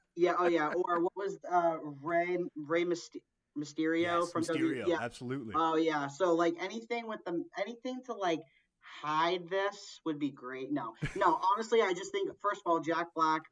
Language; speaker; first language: English; early bilingual, other home language; Portuguese